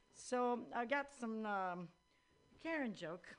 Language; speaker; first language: English; non-native, fluent; Italian